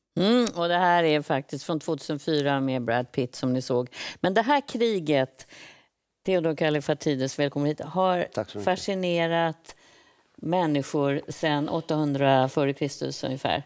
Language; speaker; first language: Swedish; native; Swedish